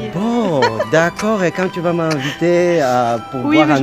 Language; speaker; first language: French; non-native, fluent; Russian